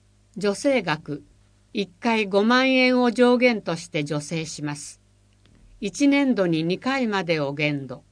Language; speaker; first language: Japanese; native; Japanese